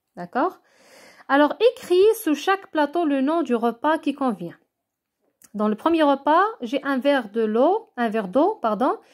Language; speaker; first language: French; non-native, local second language; Arabic